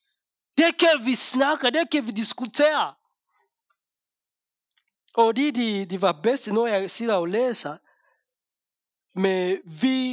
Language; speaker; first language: Danish; non-native, fluent; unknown